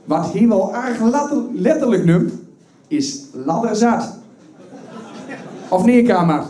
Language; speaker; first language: Dutch; native; Dutch